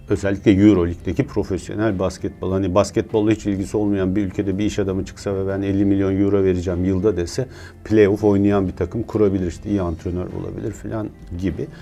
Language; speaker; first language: Turkish; native; Turkish